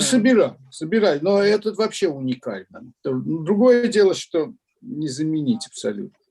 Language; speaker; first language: Russian; native; Russian